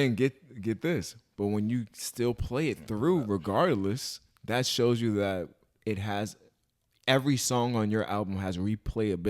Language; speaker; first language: English; native; English